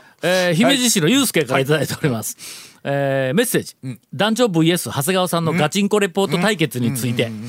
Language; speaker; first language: Japanese; native; Japanese